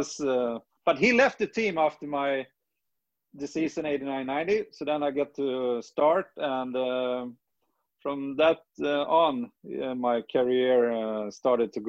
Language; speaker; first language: English; non-native, fluent; Swedish